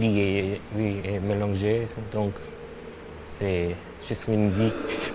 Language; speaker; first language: French; non-native, learner; Korean